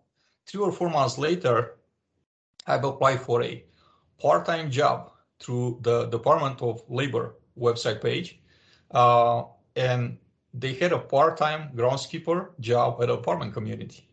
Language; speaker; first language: English; non-native, fluent; Romanian